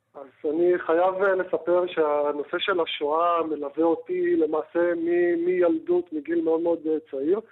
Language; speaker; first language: Hebrew; native; Hebrew